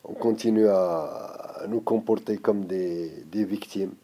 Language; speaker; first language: French; non-native, local second language; Arabic